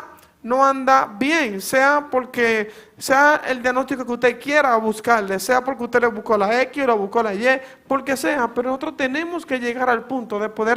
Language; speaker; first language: Spanish; native; Spanish